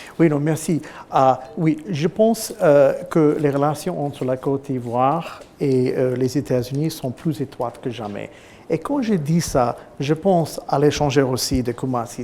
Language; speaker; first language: French; non-native, fluent; English